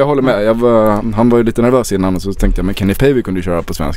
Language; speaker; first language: Swedish; native; Swedish